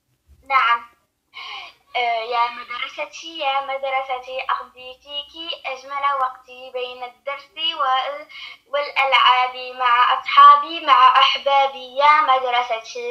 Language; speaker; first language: Arabic; non-native, learner; French